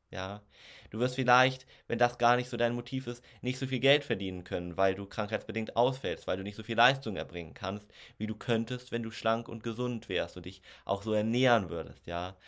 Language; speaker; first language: German; native; German